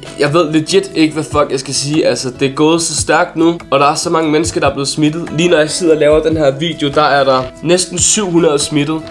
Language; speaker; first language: Danish; native; Danish